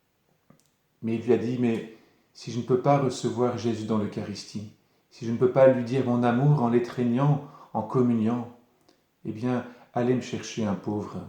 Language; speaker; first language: French; native; French